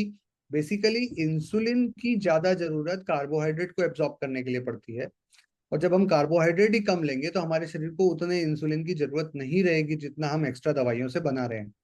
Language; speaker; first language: Hindi; native; Hindi